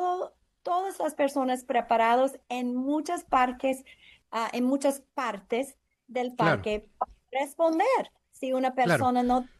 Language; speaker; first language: Spanish; non-native, learner; English